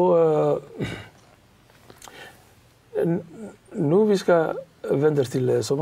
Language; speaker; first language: Swedish; non-native, learner; Somali